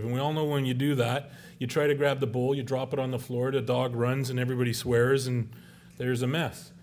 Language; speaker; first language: English; native; English